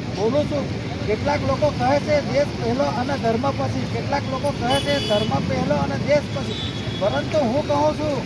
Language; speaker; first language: Gujarati; native; Gujarati